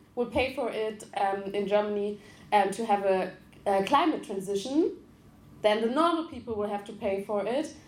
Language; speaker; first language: English; non-native, fluent; German